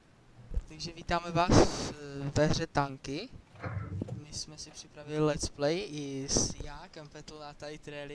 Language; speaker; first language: Czech; native; Czech